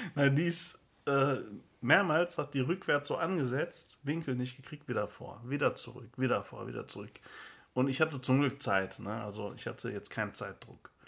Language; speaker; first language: German; early bilingual, other home language; Turkish